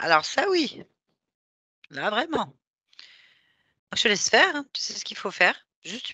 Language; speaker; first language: French; native; French